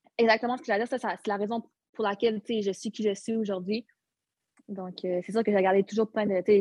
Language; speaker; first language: French; early bilingual, other home language; Arabic